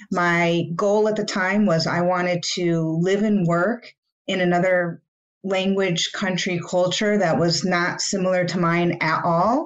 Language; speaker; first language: English; native; English